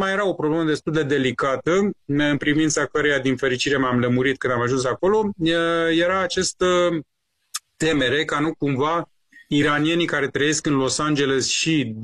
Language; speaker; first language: Romanian; non-native, fluent; Persian